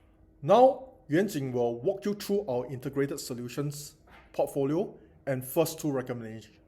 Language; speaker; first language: English; non-native, learner; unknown